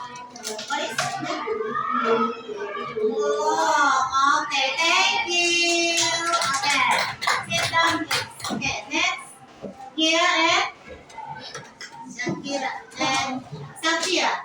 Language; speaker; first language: English; non-native, learner; Indonesian